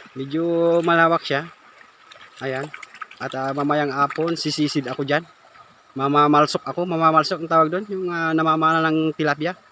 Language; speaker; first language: Filipino; non-native, local second language; Iloko